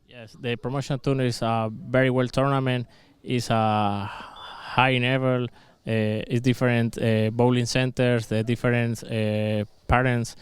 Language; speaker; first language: English; non-native, learner; Spanish